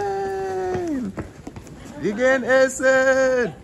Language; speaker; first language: German; non-native, learner; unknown